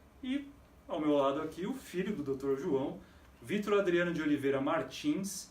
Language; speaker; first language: Portuguese; native; Portuguese